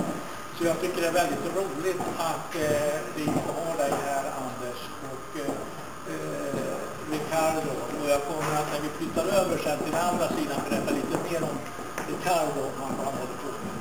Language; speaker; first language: Swedish; native; Swedish